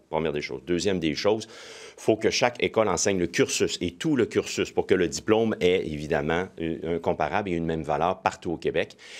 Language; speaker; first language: French; native; French